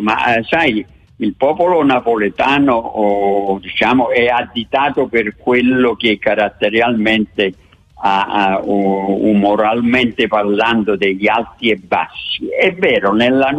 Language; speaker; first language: Italian; native; Italian